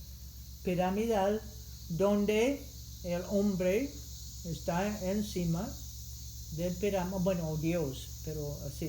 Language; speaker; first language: Spanish; non-native, fluent; English